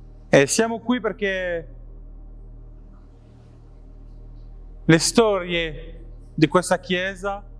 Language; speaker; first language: Italian; non-native, learner; French